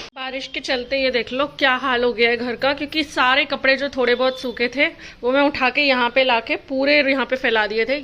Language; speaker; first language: Hindi; native; Hindi